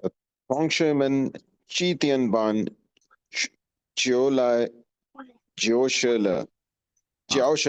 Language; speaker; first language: Chinese; non-native, learner; Urdu